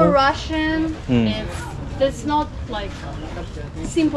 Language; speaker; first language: English; non-native, learner; Russian